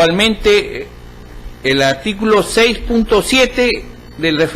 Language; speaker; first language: Spanish; native; Spanish